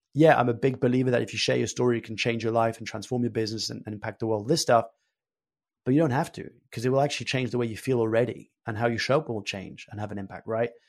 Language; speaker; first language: English; early bilingual, other home language; French